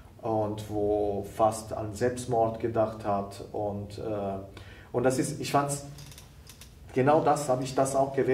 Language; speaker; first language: German; non-native, fluent; Italian